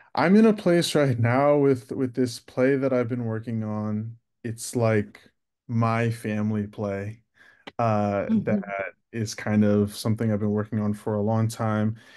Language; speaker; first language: English; native; English